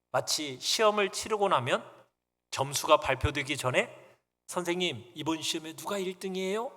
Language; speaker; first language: Korean; native; Korean